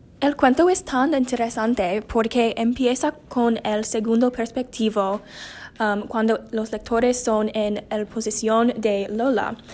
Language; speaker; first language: Spanish; non-native, learner; English